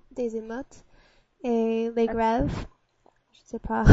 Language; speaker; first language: French; non-native, learner; English